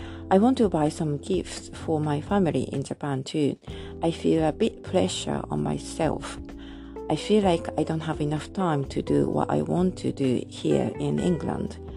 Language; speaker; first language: English; non-native, fluent; Japanese